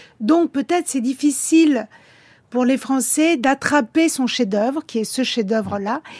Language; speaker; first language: French; early bilingual, other home language; Italian